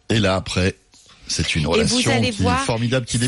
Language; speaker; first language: French; native; French